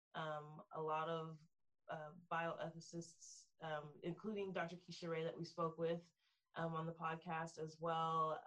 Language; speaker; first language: English; native; English